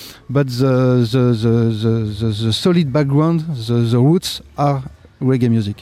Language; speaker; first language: English; non-native, fluent; French